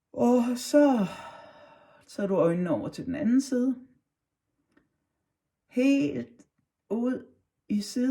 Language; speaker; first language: Danish; native; Danish